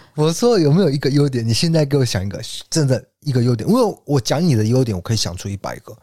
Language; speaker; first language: Chinese; native; Chinese